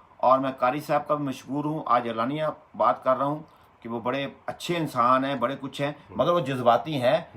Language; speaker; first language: Urdu; non-native, local second language; Punjabi